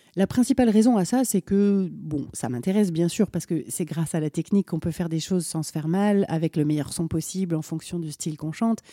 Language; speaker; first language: French; native; French